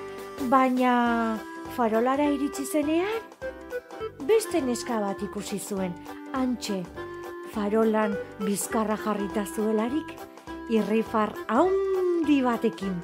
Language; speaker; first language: Basque; native; Basque